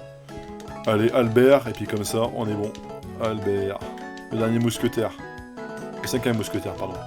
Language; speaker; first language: French; native; French